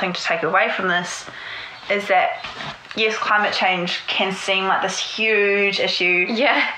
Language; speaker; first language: English; native; English